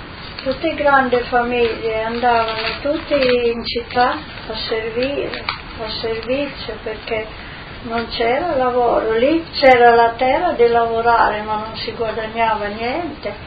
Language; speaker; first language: Italian; non-native, local second language; Slovenian